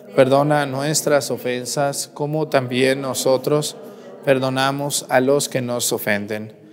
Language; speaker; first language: Spanish; native; Spanish